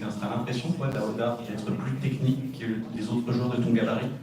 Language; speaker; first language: French; native; French